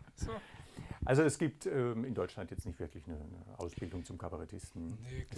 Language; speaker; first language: German; native; German